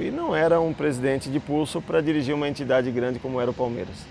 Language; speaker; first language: Portuguese; native; Portuguese